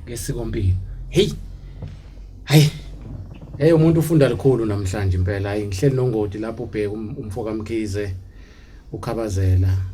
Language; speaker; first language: Zulu; native; Zulu